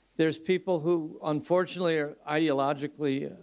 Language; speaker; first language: English; native; English